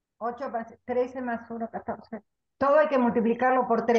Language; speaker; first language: Spanish; native; Spanish